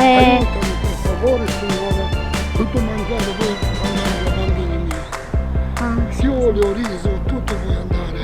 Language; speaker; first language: Italian; non-native, learner; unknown